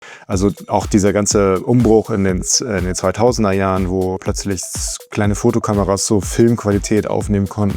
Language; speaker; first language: German; native; German